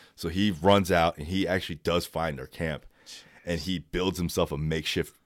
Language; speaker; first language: English; native; English